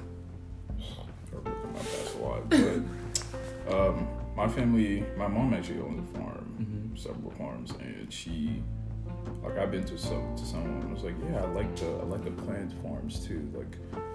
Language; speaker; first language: English; non-native, local second language; Yoruba